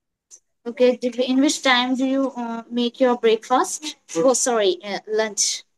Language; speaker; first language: English; non-native, learner; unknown